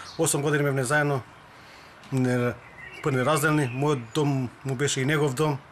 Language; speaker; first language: Macedonian; native; Macedonian